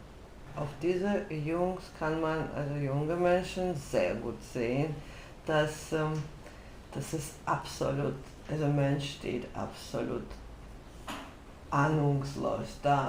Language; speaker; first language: German; non-native, fluent; Georgian